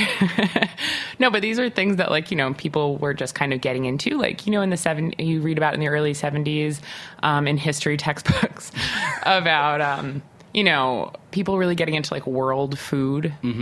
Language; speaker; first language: English; native; English